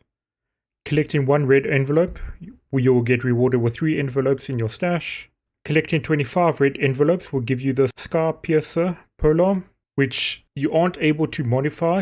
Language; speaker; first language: English; native; English